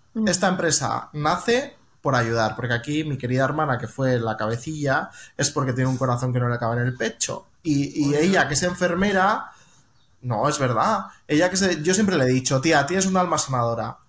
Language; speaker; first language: Spanish; native; Spanish